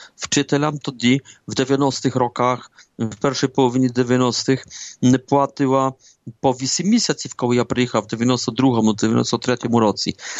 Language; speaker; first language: Ukrainian; early bilingual, heritage; Ukrainian